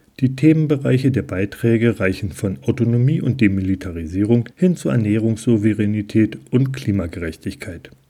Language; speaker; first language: German; native; German